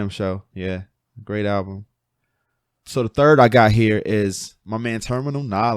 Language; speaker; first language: English; native; English